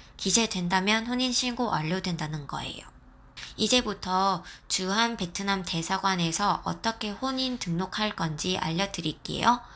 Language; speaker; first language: Korean; non-native, fluent; Vietnamese